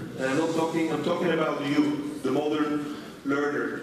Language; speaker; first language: English; non-native, fluent; Dutch